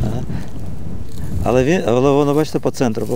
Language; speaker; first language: Ukrainian; native; Ukrainian